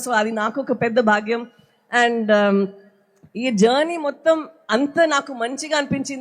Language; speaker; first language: Telugu; non-native, local second language; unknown